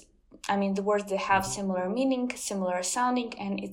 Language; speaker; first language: English; non-native, fluent; Ukrainian